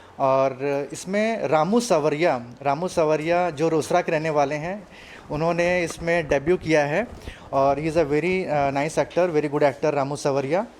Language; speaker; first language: Hindi; non-native, local second language; Telugu